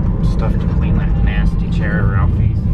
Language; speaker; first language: English; native; English